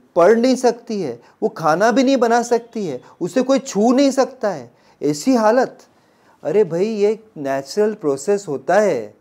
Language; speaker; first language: Hindi; native; Hindi